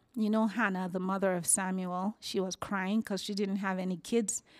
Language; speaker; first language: English; non-native, local second language; Yoruba